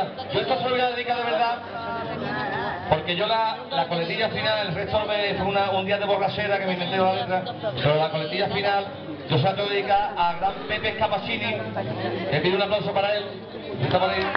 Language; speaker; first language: Spanish; native; Spanish